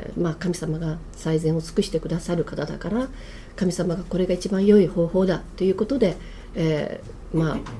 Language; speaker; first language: Japanese; native; Japanese